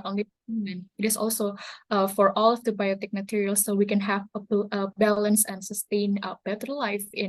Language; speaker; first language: English; non-native, fluent; Indonesian